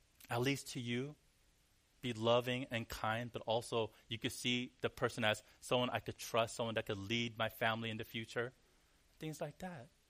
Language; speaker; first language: English; early bilingual, other home language; Korean